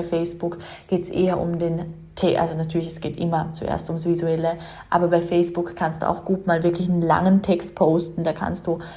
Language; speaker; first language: German; native; German